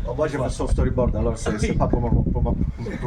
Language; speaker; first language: French; non-native, fluent; Italian